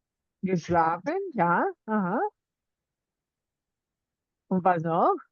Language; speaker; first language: German; non-native, fluent; Spanish